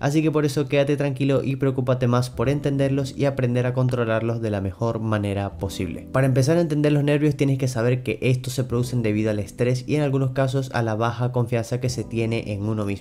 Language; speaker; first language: Spanish; native; Spanish